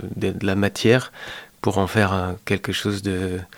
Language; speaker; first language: French; native; French